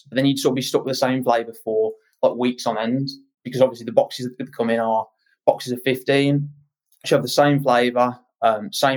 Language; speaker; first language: English; native; English